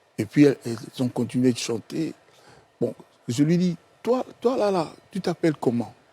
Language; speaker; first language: French; non-native, local second language; Lingala